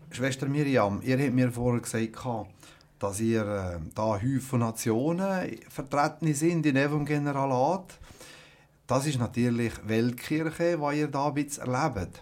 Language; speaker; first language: German; native; German